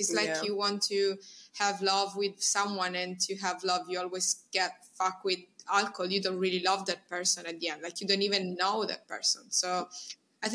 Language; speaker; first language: English; non-native, fluent; Italian